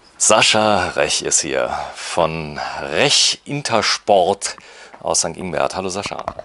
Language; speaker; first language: German; native; German